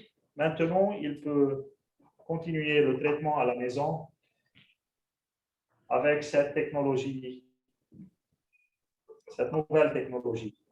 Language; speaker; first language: French; non-native, local second language; Arabic